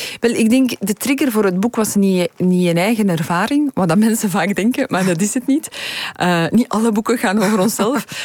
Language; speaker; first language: Dutch; early bilingual, other home language; Polish